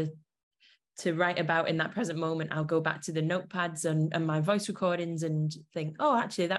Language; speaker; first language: English; native; English